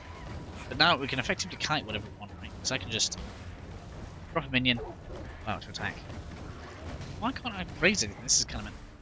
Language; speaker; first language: English; native; English